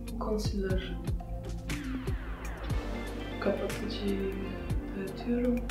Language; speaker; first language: Turkish; non-native, fluent; Russian